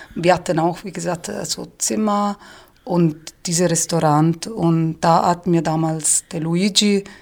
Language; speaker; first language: German; non-native, fluent; Italian